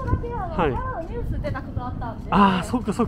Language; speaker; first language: Japanese; non-native, fluent; Chinese